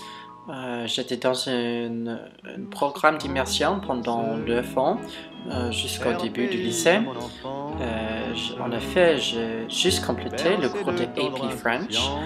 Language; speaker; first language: French; non-native, fluent; English